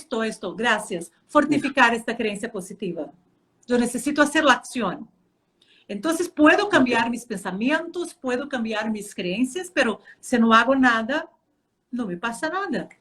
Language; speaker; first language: Spanish; non-native, fluent; Portuguese